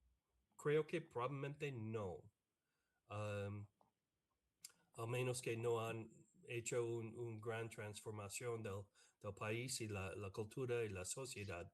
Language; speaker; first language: Spanish; non-native, fluent; English